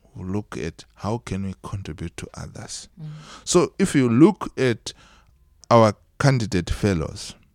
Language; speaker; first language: English; non-native, local second language; Shona